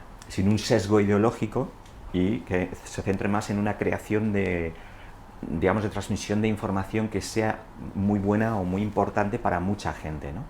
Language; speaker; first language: Spanish; native; Spanish